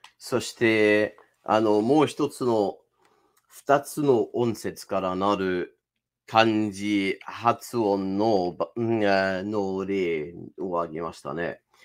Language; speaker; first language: Japanese; non-native, fluent; English